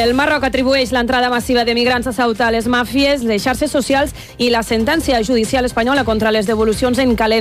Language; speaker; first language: Catalan; native; Catalan